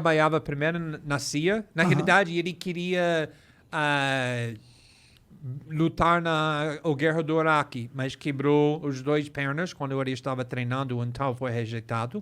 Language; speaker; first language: Portuguese; non-native, fluent; English